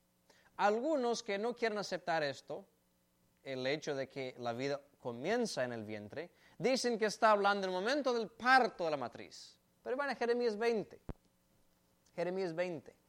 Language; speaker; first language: Spanish; native; Spanish